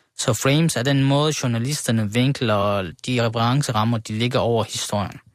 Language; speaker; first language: Danish; early bilingual, other home language; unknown